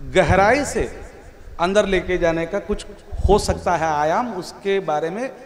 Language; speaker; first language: Hindi; non-native, local second language; Telugu